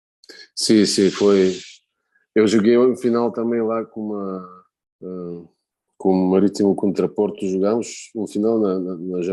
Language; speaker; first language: Portuguese; non-native, fluent; Bulgarian